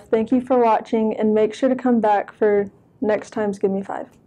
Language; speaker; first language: English; native; English